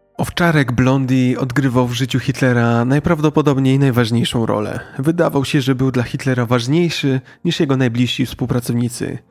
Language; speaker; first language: Polish; native; Polish